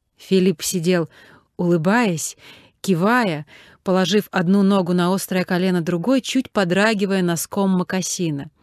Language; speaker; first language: Russian; native; Russian